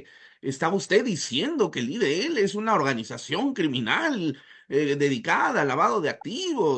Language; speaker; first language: Spanish; native; Spanish